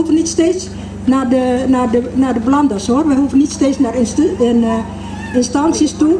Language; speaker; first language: Dutch; early bilingual, other home language; Malay